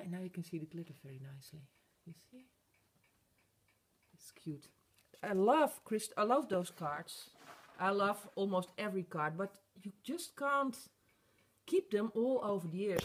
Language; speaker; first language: English; non-native, fluent; Dutch